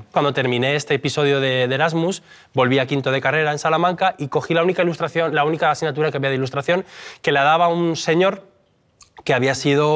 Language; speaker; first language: Spanish; native; Spanish